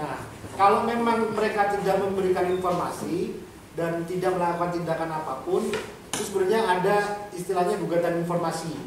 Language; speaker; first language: Indonesian; native; Indonesian